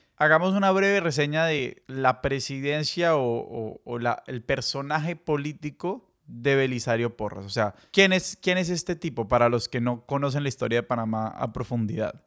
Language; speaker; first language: Spanish; native; Spanish